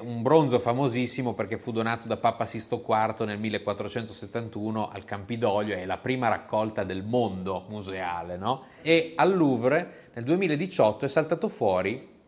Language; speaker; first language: Italian; native; Italian